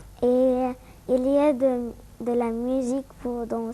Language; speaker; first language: French; non-native, learner; Arabic